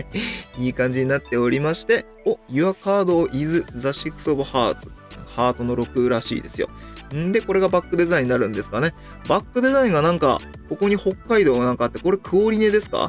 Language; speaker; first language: Japanese; native; Japanese